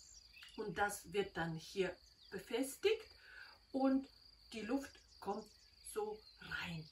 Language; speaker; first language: German; non-native, fluent; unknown